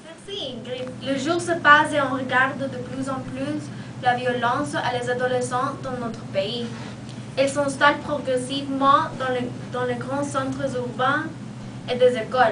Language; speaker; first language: French; non-native, learner; Spanish